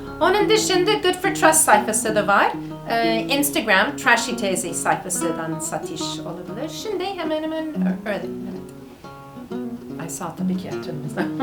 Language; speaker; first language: Turkish; non-native, learner; English